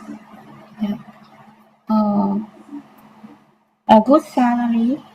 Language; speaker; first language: English; non-native, learner; Vietnamese